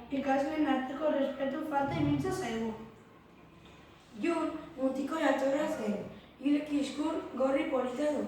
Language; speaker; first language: Basque; native; Basque